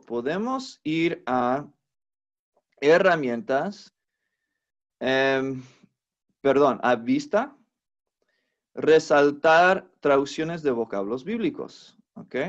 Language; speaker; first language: Spanish; non-native, fluent; English